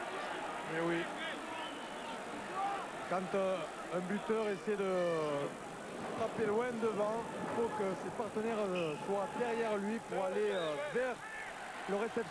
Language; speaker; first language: French; native; French